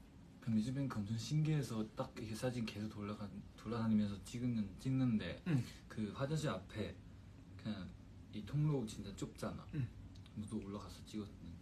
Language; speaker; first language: Korean; non-native, fluent; Chinese